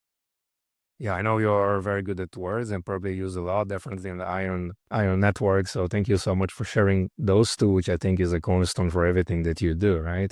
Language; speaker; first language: English; non-native, fluent; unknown